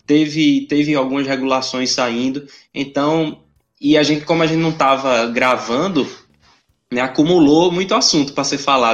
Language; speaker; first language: Portuguese; native; Portuguese